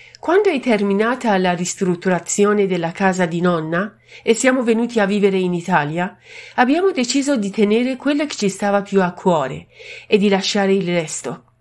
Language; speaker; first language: Italian; non-native, fluent; Persian